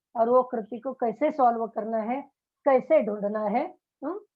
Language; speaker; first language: Hindi; non-native, local second language; Marathi